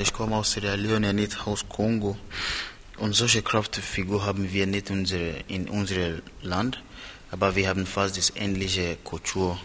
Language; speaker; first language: German; non-native, fluent; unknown